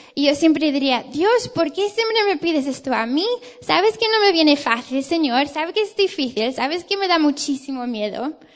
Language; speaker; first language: Spanish; non-native, fluent; English